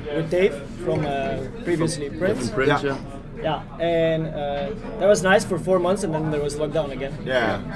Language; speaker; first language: English; non-native, fluent; Dutch